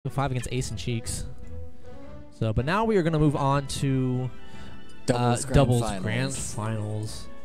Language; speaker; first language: English; native; English